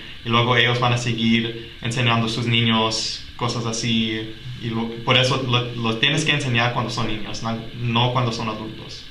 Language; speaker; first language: Spanish; early bilingual, heritage; Spanish